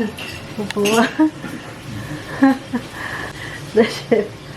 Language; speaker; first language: Japanese; non-native, fluent; Filipino